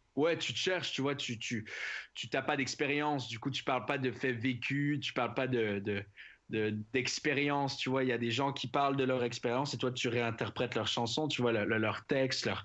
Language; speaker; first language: French; native; French